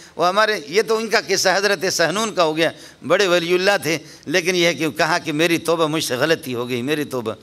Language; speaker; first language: Urdu; non-native, local second language; Baluchi